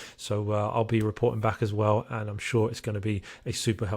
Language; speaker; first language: English; native; English